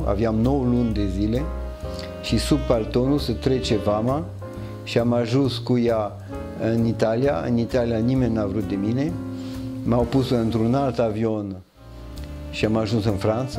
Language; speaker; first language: Romanian; early bilingual, heritage; French